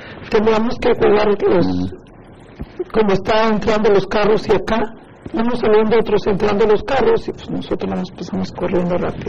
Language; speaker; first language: Spanish; native; Spanish